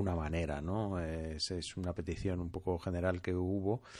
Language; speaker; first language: Spanish; non-native, fluent; French